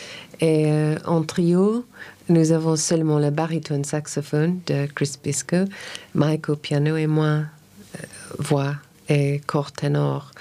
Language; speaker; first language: French; non-native, fluent; English